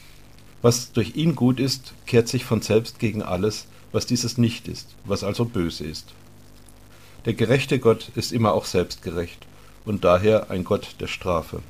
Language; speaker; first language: German; native; German